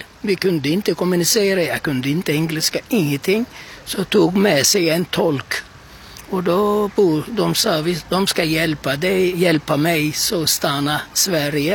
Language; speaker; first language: Swedish; non-native, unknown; Turkish